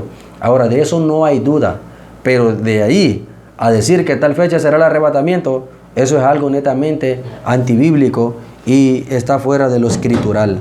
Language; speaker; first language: Spanish; native; Spanish